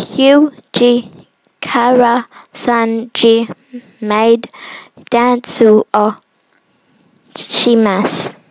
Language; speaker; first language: Japanese; non-native, learner; English